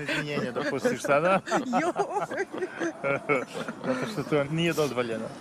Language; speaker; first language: Serbian; native; Serbian